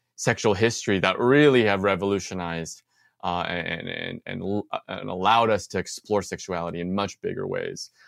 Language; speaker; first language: English; native; English